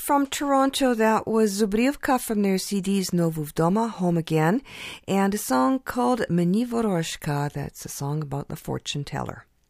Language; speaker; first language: English; early bilingual, other home language; Ukrainian